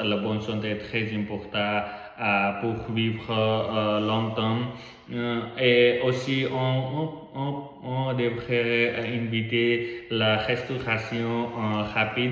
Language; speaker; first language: French; non-native, learner; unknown